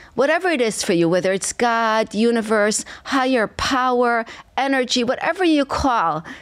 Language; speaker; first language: English; non-native, fluent; Hebrew